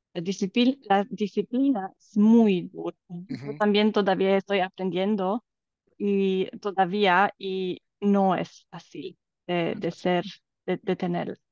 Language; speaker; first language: Spanish; non-native, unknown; Romanian